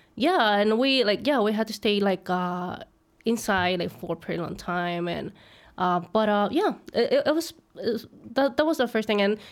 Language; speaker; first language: English; early bilingual, other home language; Spanish